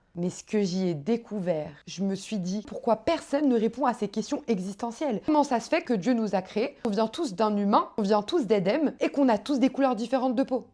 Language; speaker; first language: French; native; French